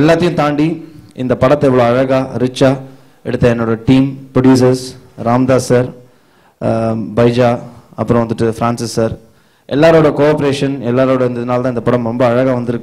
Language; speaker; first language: Tamil; native; Tamil